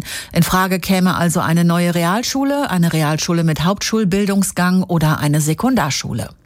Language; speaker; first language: German; native; German